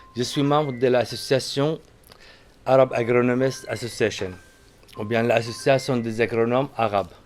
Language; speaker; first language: French; non-native, fluent; Arabic